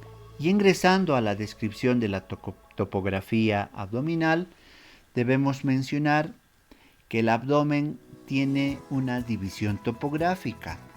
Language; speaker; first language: Spanish; native; Spanish